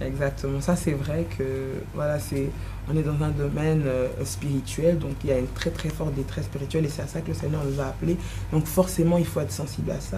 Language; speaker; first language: French; non-native, local second language; Lingala